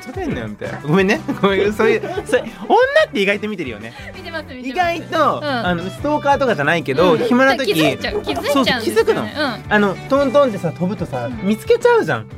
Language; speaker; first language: Japanese; native; Japanese